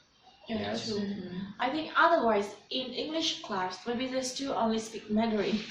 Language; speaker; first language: English; non-native, learner; Vietnamese